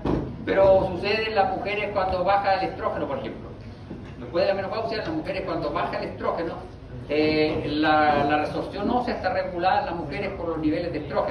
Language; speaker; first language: Spanish; native; Spanish